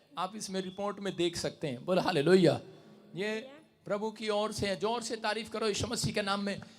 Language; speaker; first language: Hindi; non-native, local second language; Punjabi